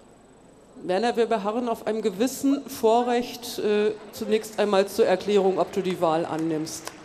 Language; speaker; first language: German; native; German